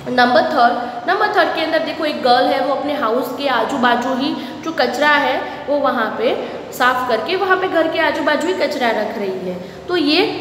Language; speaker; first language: Hindi; non-native, local second language; Gujarati